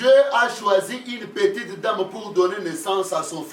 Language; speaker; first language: French; non-native, local second language; Lingala